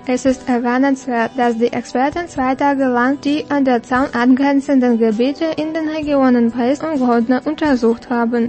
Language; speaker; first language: German; non-native, fluent; Russian